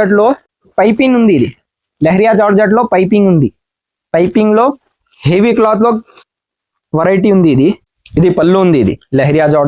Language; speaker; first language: Telugu; non-native, learner; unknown